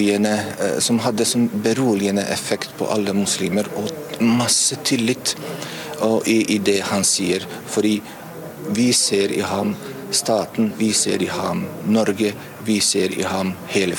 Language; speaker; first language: Norwegian; non-native, fluent; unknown